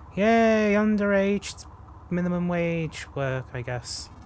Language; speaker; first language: English; native; English